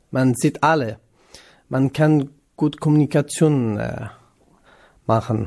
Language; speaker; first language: German; non-native, learner; Kurdish